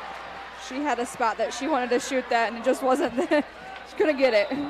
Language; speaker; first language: English; native; English